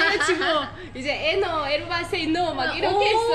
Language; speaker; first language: Korean; non-native, fluent; Turkish